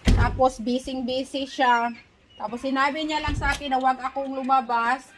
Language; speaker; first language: Filipino; non-native, local second language; Cebuano